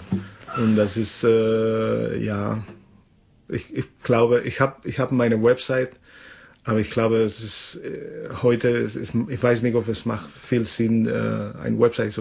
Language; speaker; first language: German; non-native, fluent; Spanish